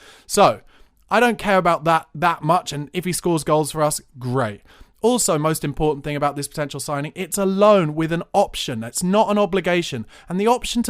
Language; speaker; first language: English; native; English